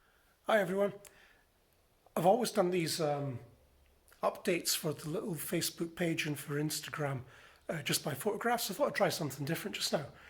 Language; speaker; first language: English; native; English